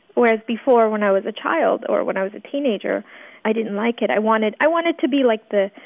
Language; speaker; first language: English; early bilingual, other home language; Persian